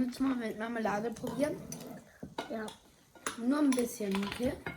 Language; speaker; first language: German; early bilingual, other home language; Thai